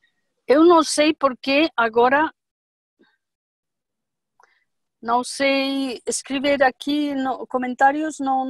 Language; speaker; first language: Portuguese; non-native, learner; Spanish